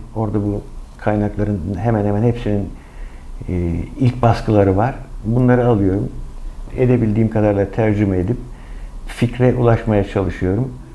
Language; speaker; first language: Turkish; native; Turkish